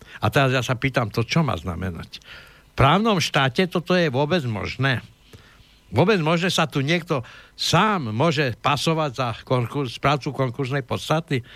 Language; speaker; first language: Slovak; native; Slovak